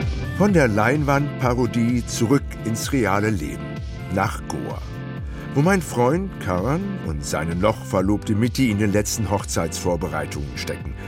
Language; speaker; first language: German; native; German